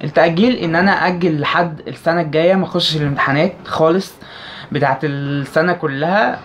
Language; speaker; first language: Arabic; native; Arabic